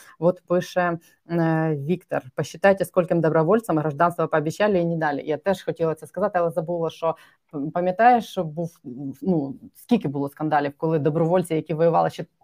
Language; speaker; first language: Ukrainian; native; Ukrainian